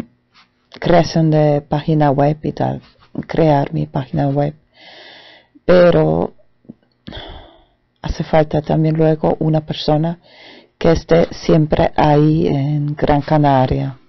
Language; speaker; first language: Spanish; non-native, fluent; German